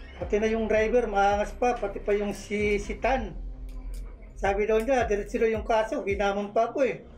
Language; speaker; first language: Filipino; non-native, local second language; Cebuano